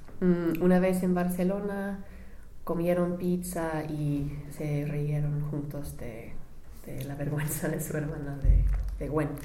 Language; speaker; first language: Spanish; non-native, fluent; English